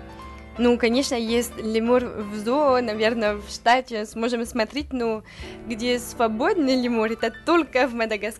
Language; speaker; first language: Russian; non-native, learner; French